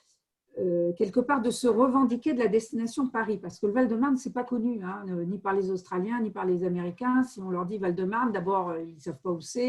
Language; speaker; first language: French; native; French